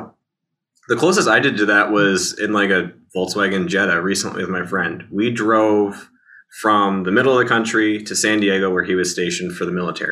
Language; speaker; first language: English; native; English